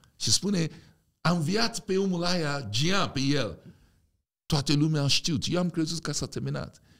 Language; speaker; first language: Romanian; non-native, fluent; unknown